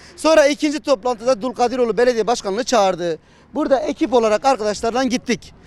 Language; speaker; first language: Turkish; native; Turkish